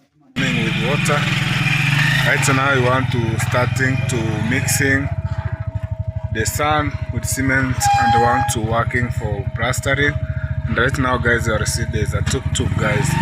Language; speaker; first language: English; non-native, learner; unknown